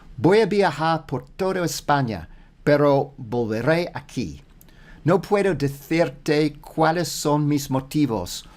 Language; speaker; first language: Spanish; non-native, learner; English